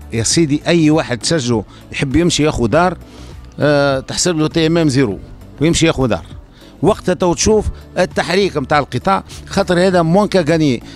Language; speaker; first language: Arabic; native; Arabic